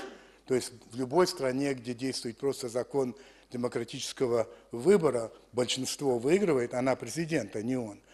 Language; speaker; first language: Russian; early bilingual, heritage; French